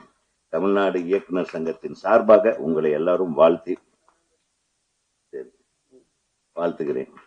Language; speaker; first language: Tamil; native; Tamil